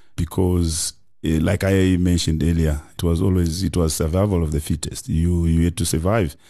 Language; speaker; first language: English; non-native, local second language; Shona